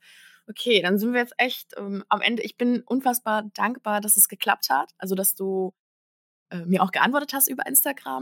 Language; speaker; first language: German; native; German